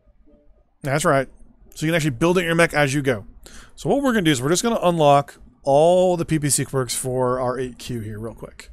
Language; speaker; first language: English; native; English